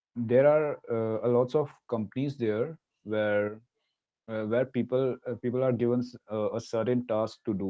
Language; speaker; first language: English; non-native, local second language; Hindi